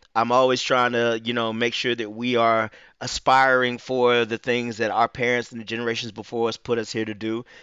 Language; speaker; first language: English; native; English